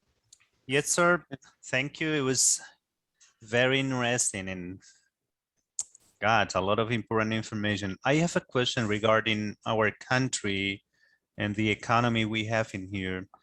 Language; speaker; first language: English; non-native, learner; Spanish